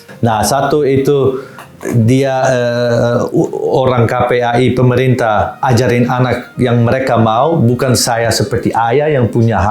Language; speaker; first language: Indonesian; non-native, fluent; Dutch